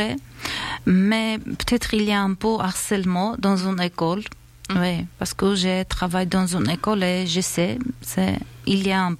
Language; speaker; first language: French; non-native, learner; Armenian